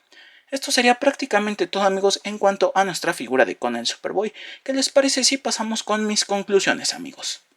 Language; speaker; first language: Spanish; native; Spanish